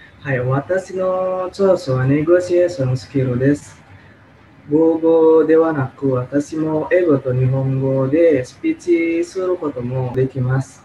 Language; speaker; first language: Japanese; non-native, learner; Indonesian